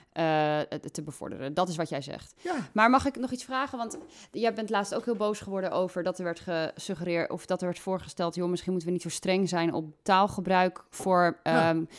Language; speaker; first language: Dutch; native; Dutch